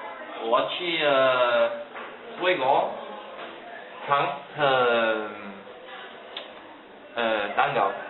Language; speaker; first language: Chinese; non-native, learner; Danish